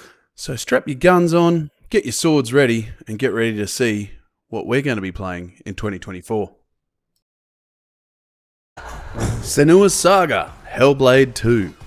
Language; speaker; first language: English; native; English